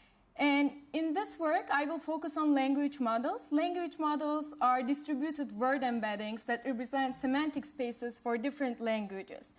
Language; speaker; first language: English; non-native, fluent; Turkish